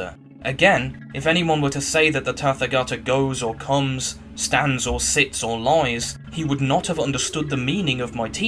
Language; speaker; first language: English; native; English